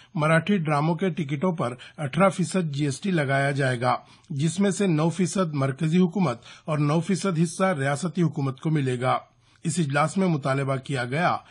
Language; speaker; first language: Urdu; native; Urdu